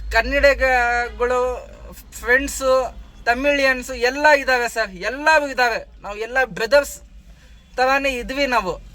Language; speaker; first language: Kannada; non-native, local second language; Hindi